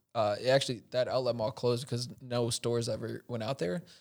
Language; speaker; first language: English; native; English